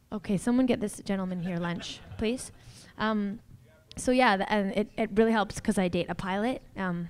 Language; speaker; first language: English; native; English